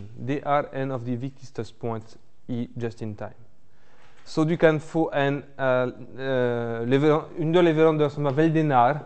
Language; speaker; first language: Norwegian; non-native, fluent; French